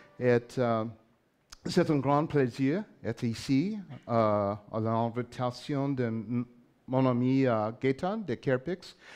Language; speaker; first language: French; non-native, learner; English